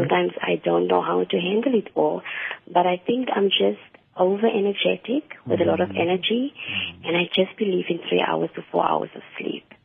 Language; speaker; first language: English; non-native, local second language; Afrikaans